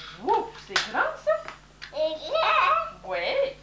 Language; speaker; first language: French; native; French